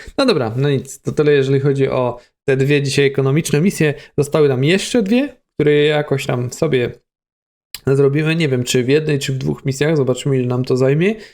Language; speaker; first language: Polish; native; Polish